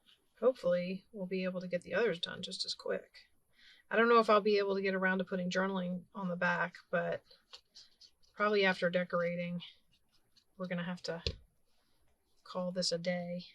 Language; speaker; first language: English; native; English